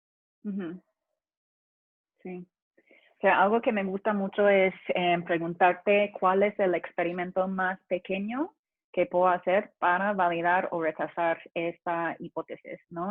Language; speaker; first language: Spanish; non-native, fluent; English